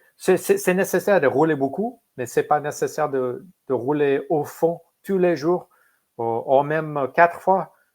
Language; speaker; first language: French; non-native, fluent; English